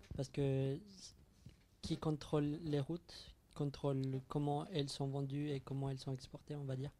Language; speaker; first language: French; non-native, fluent; Spanish